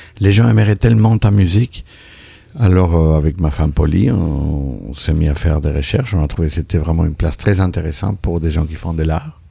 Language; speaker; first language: French; non-native, fluent; Spanish